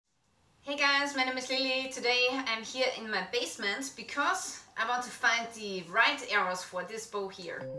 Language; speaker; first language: English; non-native, fluent; German